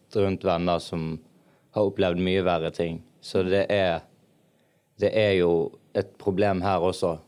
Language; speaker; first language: Norwegian; early bilingual, other home language; Arabic